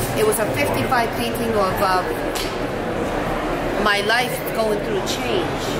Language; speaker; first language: English; non-native, fluent; Korean